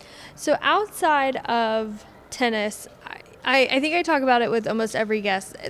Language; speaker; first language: English; native; English